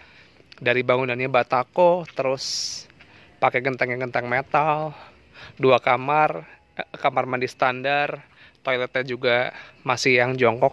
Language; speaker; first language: Indonesian; native; Indonesian